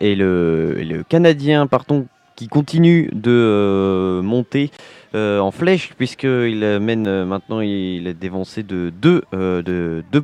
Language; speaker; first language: French; native; French